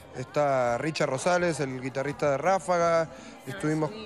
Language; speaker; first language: Spanish; native; Spanish